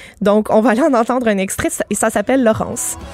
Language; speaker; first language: French; native; French